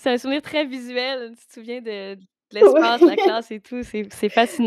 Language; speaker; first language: French; native; French